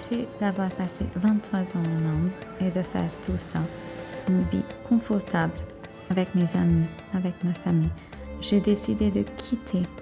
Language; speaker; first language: French; non-native, fluent; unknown